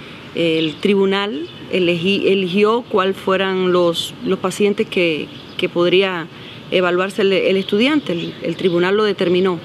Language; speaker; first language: Spanish; native; Spanish